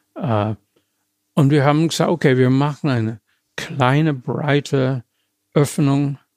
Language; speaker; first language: German; non-native, fluent; English